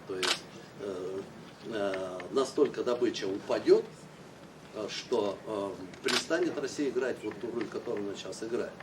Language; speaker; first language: Russian; native; Russian